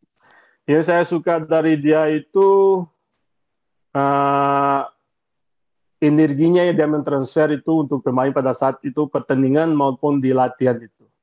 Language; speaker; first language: Indonesian; non-native, fluent; Portuguese